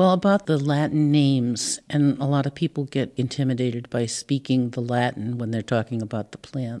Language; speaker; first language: English; native; English